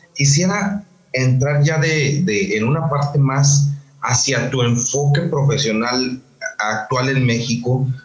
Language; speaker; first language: Spanish; native; Spanish